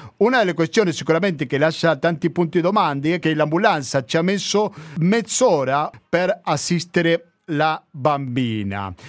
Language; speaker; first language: Italian; non-native, fluent; Spanish